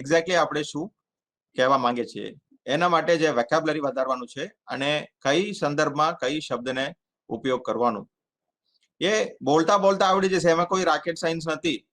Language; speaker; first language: Gujarati; non-native, fluent; Tamil